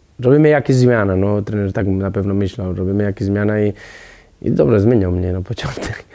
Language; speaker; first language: Polish; non-native, learner; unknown